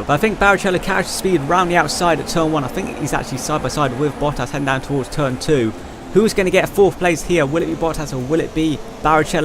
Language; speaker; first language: English; native; English